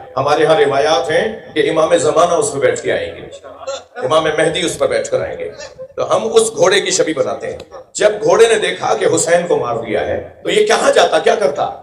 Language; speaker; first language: Urdu; non-native, local second language; Sindhi